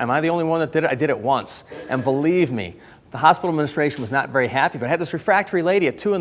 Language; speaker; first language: English; native; English